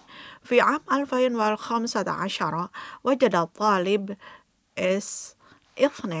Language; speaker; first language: Arabic; non-native, fluent; Indonesian